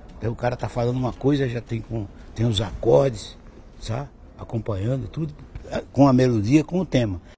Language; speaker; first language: Portuguese; native; Portuguese